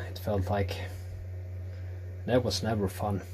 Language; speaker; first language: English; non-native, fluent; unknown